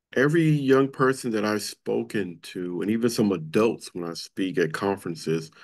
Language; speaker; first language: English; native; English